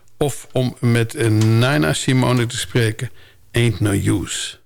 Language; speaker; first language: Dutch; native; Dutch